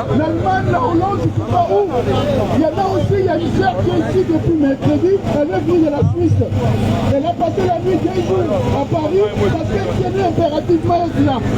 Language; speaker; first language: French; non-native, local second language; Lingala